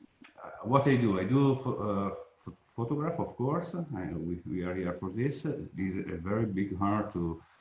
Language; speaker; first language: English; non-native, learner; Italian